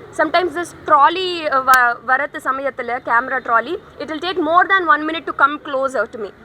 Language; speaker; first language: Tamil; non-native, learner; Telugu